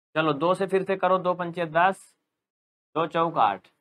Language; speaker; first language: Hindi; native; Hindi